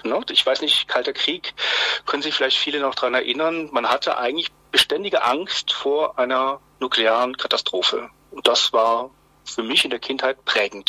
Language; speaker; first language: German; native; German